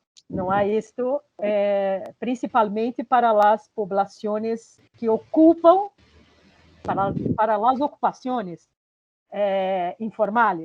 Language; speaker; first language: Spanish; non-native, fluent; Portuguese